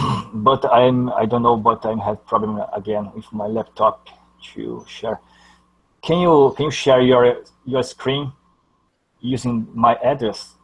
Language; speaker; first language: English; non-native, learner; Portuguese